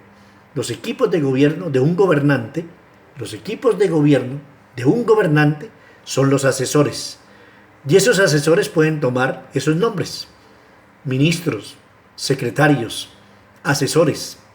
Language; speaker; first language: Spanish; native; Spanish